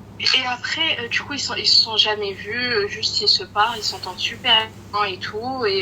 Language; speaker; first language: French; native; French